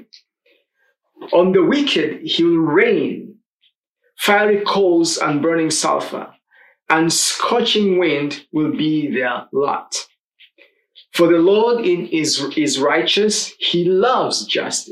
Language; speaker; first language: English; non-native, local second language; Swahili